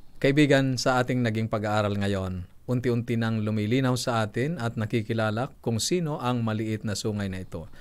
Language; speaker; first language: Filipino; native; Filipino